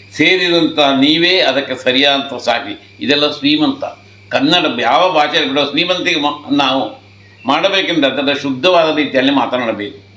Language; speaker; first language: Kannada; native; Kannada